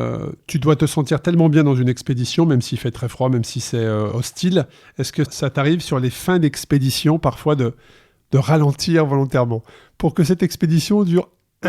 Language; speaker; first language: French; native; French